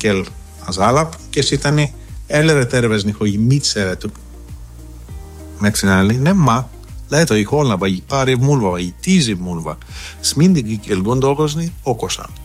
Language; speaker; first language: Hungarian; non-native, fluent; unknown